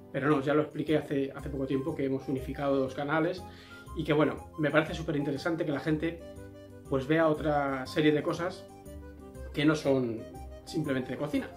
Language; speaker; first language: Spanish; native; Spanish